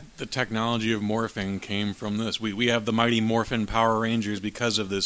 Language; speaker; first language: English; native; English